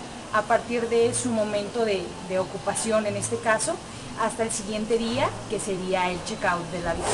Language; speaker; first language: Spanish; native; Spanish